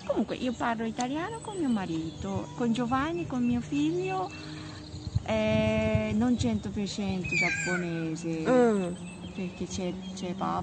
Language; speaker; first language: Italian; non-native, learner; Japanese